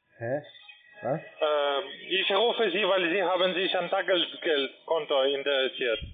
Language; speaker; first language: German; non-native, learner; Russian